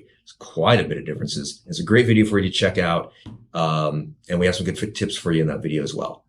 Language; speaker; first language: English; native; English